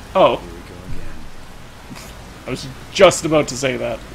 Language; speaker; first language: English; native; English